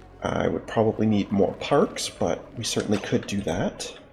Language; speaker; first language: English; native; English